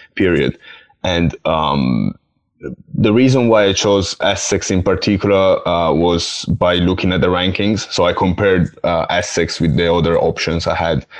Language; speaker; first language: English; non-native, fluent; Italian